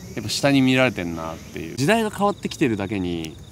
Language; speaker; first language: Japanese; native; Japanese